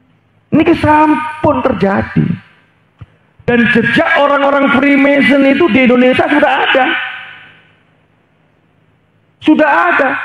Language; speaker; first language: Indonesian; native; Indonesian